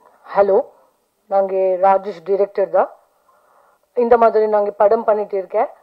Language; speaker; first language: Tamil; non-native, learner; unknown